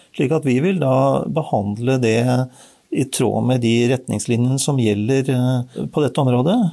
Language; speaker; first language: Norwegian; native; Norwegian